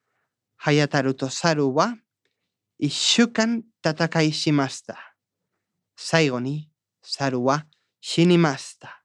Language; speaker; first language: Japanese; non-native, learner; Spanish